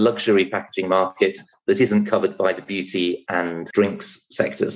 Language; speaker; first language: English; native; English